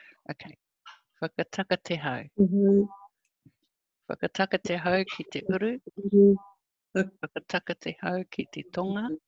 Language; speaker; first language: Māori; non-native, learner; English